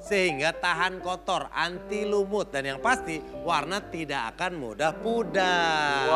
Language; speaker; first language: Indonesian; native; Indonesian